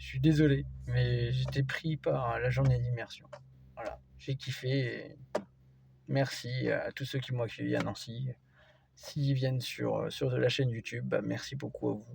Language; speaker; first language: French; native; French